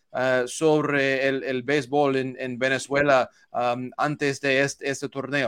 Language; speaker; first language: Spanish; non-native, learner; English